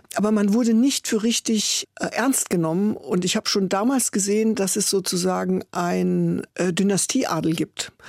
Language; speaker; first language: German; native; German